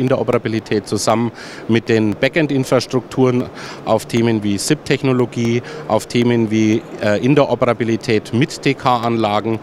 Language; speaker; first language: German; native; German